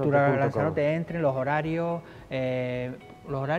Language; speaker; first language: Spanish; native; Spanish